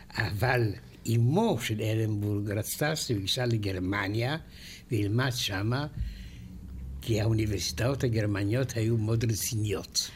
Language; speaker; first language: Hebrew; non-native, fluent; Romanian